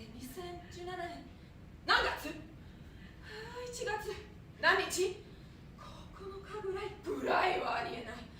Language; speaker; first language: Japanese; non-native, fluent; German